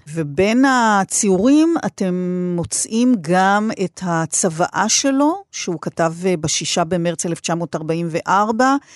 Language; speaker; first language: Hebrew; native; Hebrew